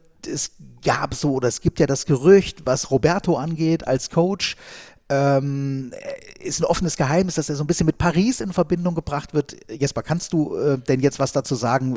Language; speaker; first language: German; native; German